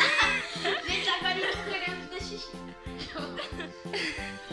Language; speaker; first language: Portuguese; early bilingual, heritage; Portuguese